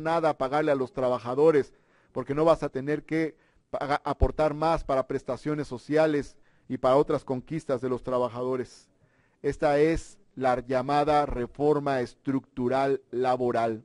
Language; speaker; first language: Spanish; native; Spanish